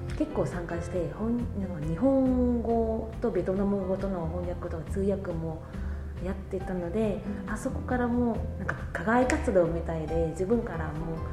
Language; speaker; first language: Japanese; non-native, learner; Vietnamese